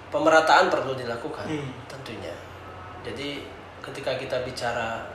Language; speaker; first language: Indonesian; native; Indonesian